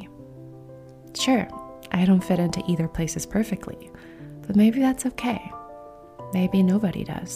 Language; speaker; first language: English; non-native, fluent; Korean